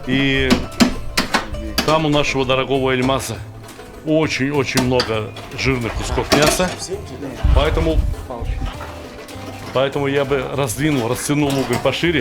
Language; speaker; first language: Russian; native; Russian